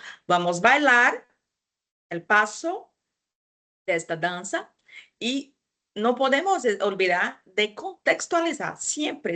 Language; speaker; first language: Spanish; non-native, fluent; Portuguese